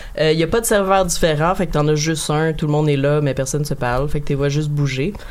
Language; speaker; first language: French; native; French